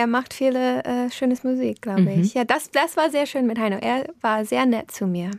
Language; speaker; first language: German; non-native, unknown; English